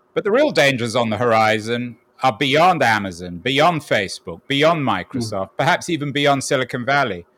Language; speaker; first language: English; native; English